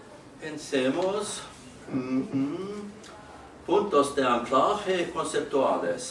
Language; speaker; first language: Spanish; non-native, learner; Estonian